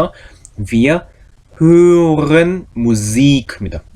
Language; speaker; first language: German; non-native, fluent; Korean